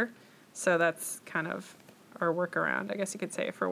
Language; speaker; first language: English; native; English